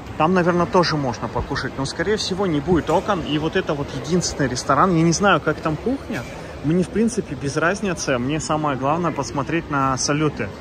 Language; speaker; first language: Russian; native; Russian